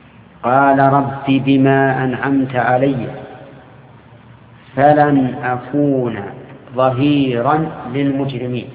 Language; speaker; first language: Arabic; native; Arabic